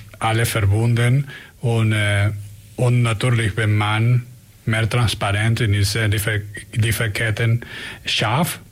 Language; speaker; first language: German; non-native, learner; Spanish